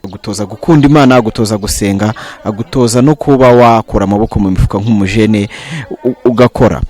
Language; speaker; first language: Kinyarwanda; native; Kinyarwanda